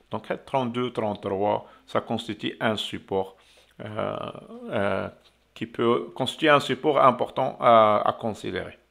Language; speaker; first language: French; non-native, local second language; Arabic